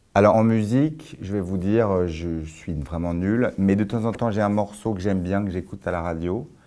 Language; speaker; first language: French; native; French